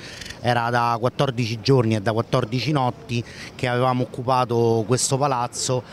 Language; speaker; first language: Italian; native; Italian